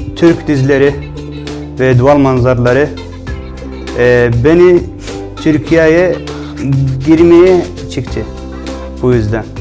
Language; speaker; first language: Turkish; non-native, fluent; Arabic